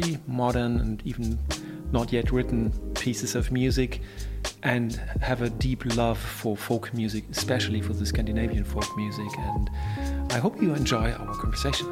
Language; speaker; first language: English; non-native, fluent; German